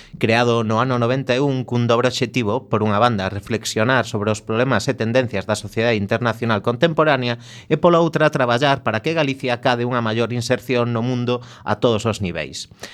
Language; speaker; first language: Galician; native; Galician